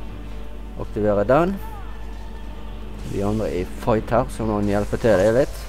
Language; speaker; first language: Norwegian; native; Norwegian